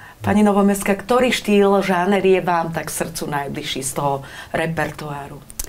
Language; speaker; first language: Slovak; native; Slovak